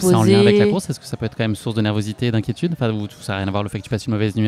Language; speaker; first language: French; native; French